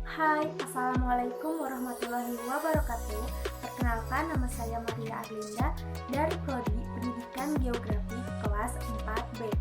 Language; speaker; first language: Indonesian; native; Indonesian